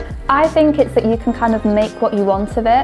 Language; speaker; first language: English; native; English